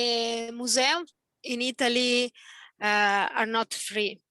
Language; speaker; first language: English; non-native, learner; Italian